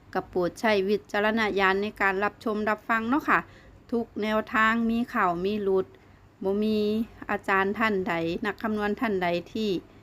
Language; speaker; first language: Thai; non-native, local second language; Northeastern Thai